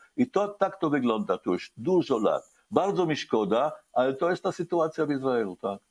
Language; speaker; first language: Polish; early bilingual, heritage; Hebrew